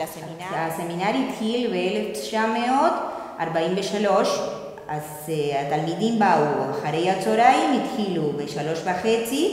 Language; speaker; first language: Hebrew; non-native, fluent; Spanish